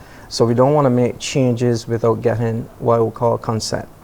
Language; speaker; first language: English; native; English